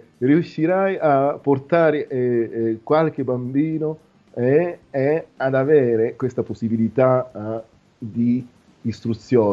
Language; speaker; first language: Italian; non-native, fluent; Nande